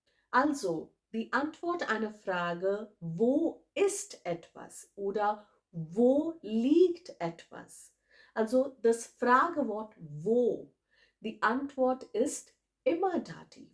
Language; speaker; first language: German; non-native, fluent; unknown